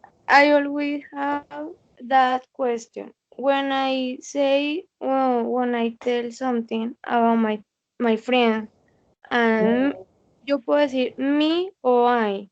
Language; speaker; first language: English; non-native, learner; Spanish